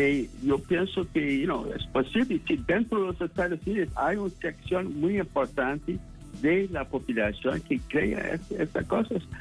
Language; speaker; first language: Spanish; non-native, fluent; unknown